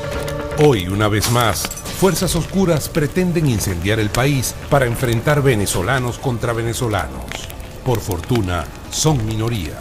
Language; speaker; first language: Spanish; native; Spanish